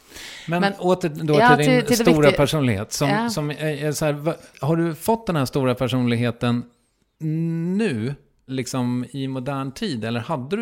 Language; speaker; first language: Swedish; native; Swedish